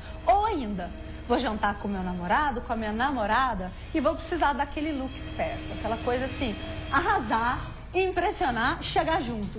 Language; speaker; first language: Portuguese; native; Portuguese